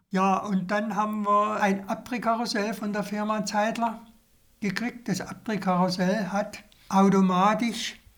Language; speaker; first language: German; native; German